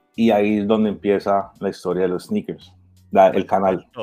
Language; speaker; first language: Spanish; early bilingual, heritage; Spanish